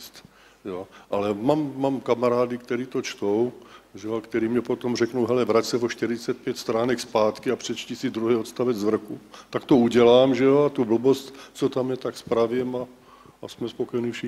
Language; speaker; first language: Czech; native; Czech